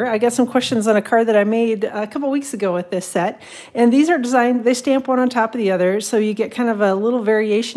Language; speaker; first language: English; native; English